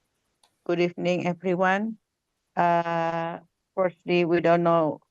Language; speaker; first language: English; non-native, learner; Indonesian